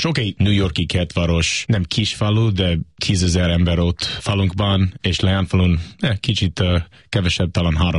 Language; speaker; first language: Hungarian; non-native, learner; English